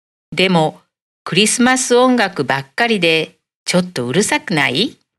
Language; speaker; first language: Japanese; native; Japanese